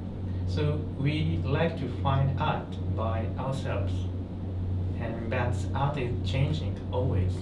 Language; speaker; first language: English; non-native, learner; Japanese